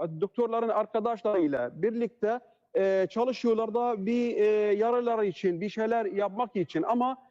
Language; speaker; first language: Turkish; non-native, learner; Arabic